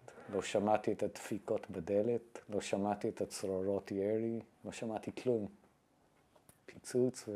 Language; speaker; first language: Hebrew; non-native, fluent; English